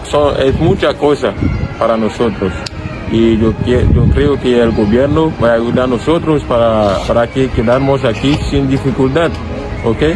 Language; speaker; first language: Spanish; non-native, learner; Haitian Creole